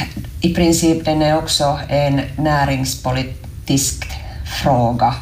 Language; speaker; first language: Swedish; non-native, local second language; Finnish